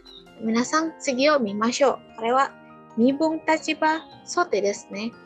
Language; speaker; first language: Japanese; non-native, learner; Indonesian